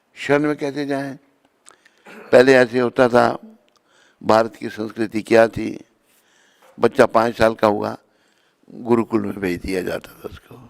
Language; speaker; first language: Hindi; non-native, local second language; Punjabi